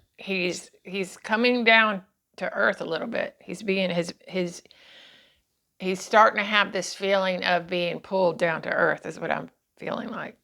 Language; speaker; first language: English; native; English